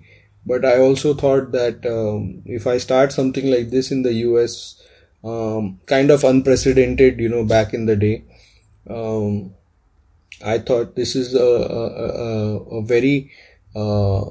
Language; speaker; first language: English; non-native, local second language; Marathi